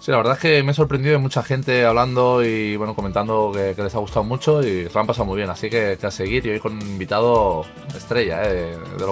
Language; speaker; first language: Spanish; native; Spanish